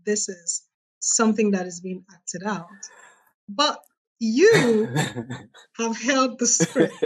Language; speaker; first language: English; non-native, local second language; Yoruba